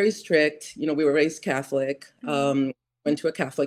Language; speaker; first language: English; non-native, fluent; Spanish